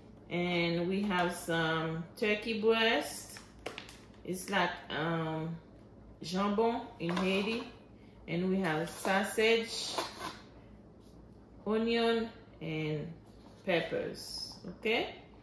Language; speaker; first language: English; non-native, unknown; Haitian Creole